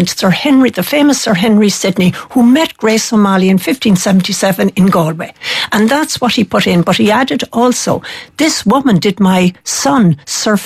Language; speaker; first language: English; native; English